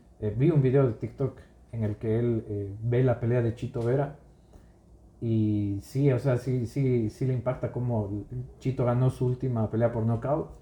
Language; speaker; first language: Spanish; native; Spanish